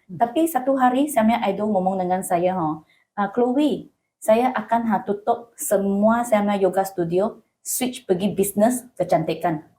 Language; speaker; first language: Malay; non-native, local second language; Chinese